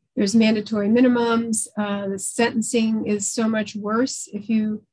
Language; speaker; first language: English; native; English